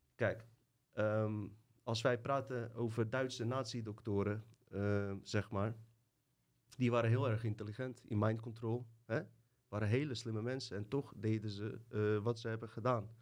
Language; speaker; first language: Dutch; early bilingual, other home language; Bosnian